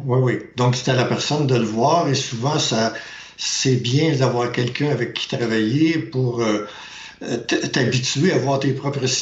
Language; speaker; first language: French; native; French